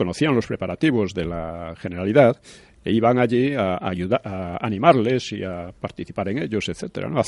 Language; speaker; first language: Spanish; native; Spanish